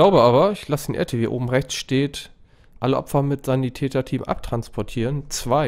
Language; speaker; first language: German; native; German